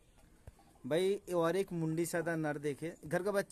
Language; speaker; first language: Hindi; non-native, local second language; Bangla